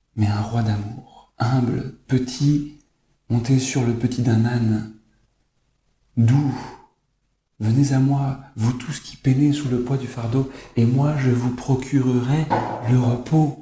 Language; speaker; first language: French; native; French